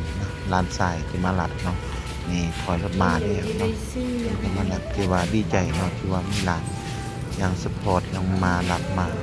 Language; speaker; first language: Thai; non-native, local second language; Lao